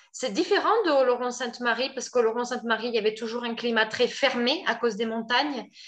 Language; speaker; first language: French; native; French